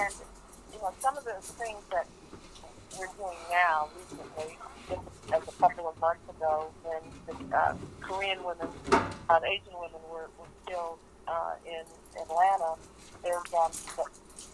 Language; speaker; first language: English; early bilingual, other home language; Korean